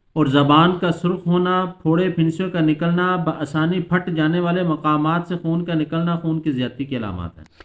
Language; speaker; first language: Hindi; non-native, local second language; Punjabi